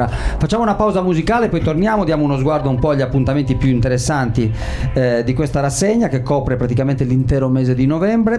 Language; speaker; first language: Italian; native; Italian